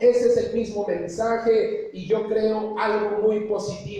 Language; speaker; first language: Spanish; native; Spanish